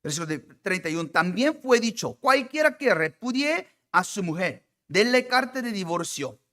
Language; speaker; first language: Spanish; non-native, fluent; Korean